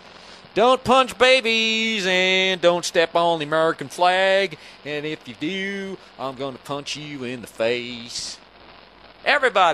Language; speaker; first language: English; native; English